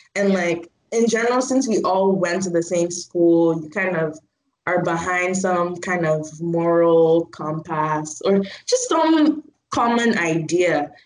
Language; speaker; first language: English; non-native, local second language; Igbo